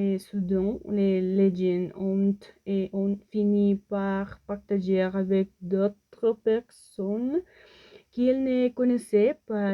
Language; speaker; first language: French; non-native, learner; Spanish